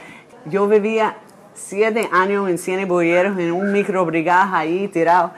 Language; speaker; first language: Spanish; non-native, fluent; English